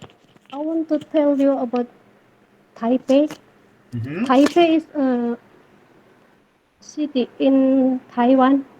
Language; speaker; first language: English; non-native, learner; Indonesian